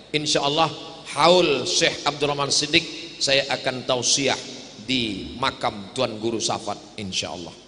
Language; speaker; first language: Indonesian; native; Indonesian